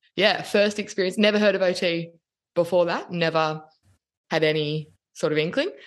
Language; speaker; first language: English; native; English